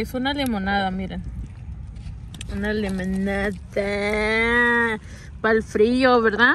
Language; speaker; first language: Spanish; early bilingual, heritage; Spanish